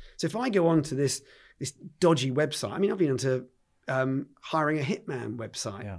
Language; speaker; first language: English; native; English